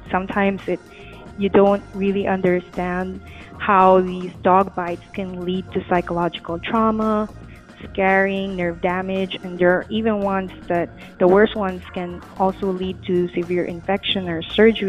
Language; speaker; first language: English; non-native, local second language; Filipino